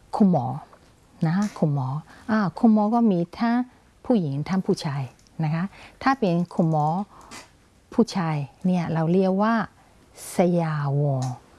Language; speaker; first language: Thai; non-native, fluent; Burmese